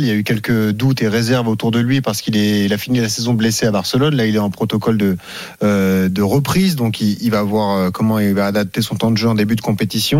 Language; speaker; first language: French; native; French